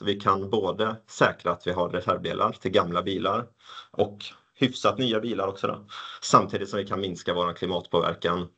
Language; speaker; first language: Swedish; native; Swedish